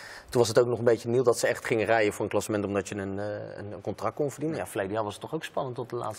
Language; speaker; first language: Dutch; native; Dutch